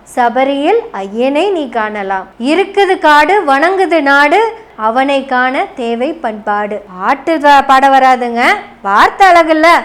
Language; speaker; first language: Tamil; non-native, local second language; Malayalam